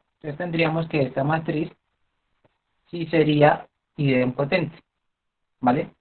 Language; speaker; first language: Spanish; native; Spanish